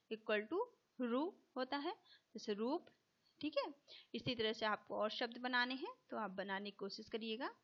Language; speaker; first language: Hindi; native; Hindi